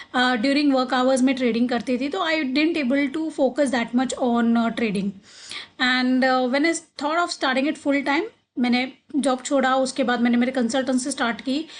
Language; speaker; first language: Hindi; non-native, local second language; Marathi